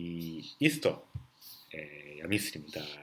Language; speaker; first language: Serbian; non-native, learner; Japanese